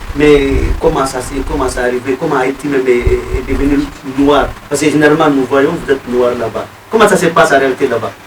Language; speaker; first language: French; non-native, local second language; Bambara